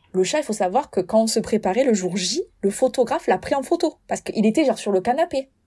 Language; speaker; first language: French; native; French